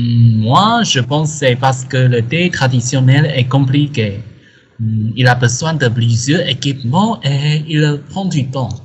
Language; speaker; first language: French; non-native, learner; Chinese